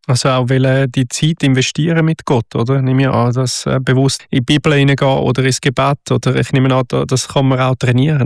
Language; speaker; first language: German; native; German